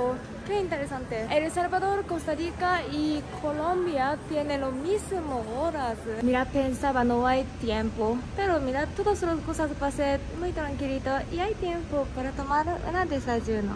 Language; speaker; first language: Spanish; non-native, learner; Japanese